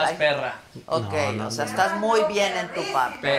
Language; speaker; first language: Spanish; native; Spanish